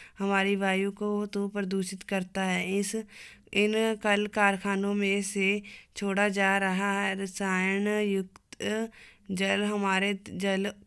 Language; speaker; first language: Hindi; non-native, local second language; Punjabi